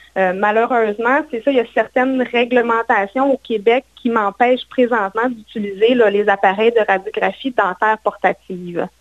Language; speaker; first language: French; native; French